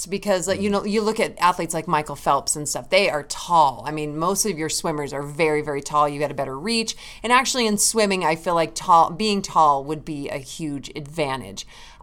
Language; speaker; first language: English; native; English